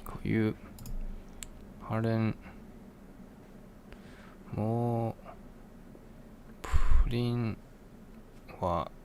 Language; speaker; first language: Japanese; non-native, learner; English